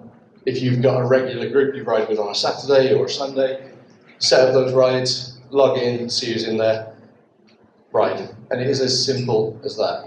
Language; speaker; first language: English; native; English